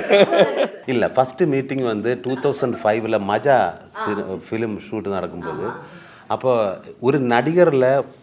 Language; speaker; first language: Tamil; non-native, learner; Malayalam